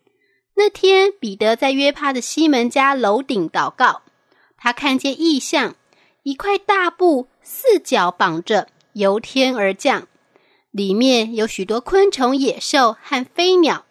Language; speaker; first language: Chinese; native; Chinese